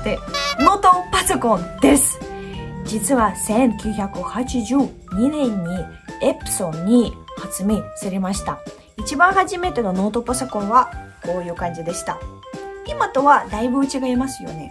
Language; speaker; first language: Japanese; non-native, fluent; Russian